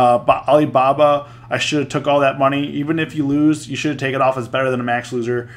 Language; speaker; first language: English; native; English